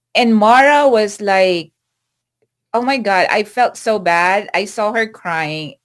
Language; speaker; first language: English; non-native, local second language; Filipino